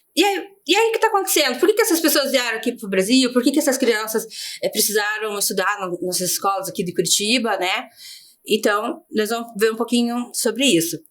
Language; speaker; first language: Portuguese; native; Portuguese